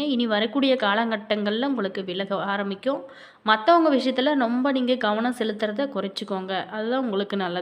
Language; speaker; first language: Tamil; native; Tamil